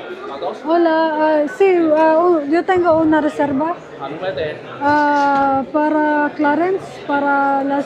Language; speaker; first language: Spanish; non-native, learner; Filipino